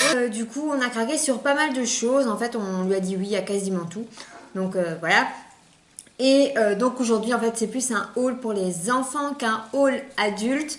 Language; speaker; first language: French; native; French